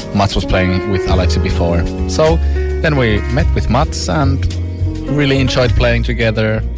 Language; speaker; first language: English; non-native, fluent; Norwegian